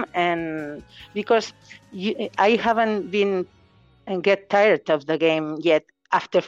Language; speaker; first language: English; non-native, fluent; Catalan